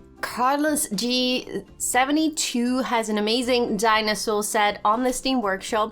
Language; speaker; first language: English; non-native, fluent; Dutch